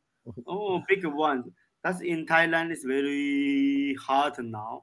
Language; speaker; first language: English; non-native, learner; Chinese